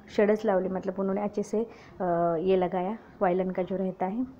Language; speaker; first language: Hindi; non-native, local second language; Marathi